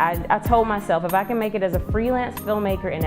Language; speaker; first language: English; native; English